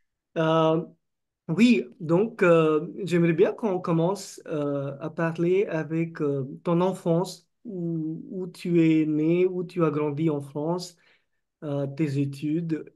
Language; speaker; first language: French; non-native, fluent; Marathi